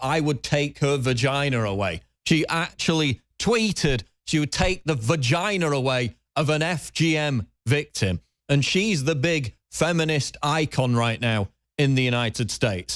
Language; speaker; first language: English; native; English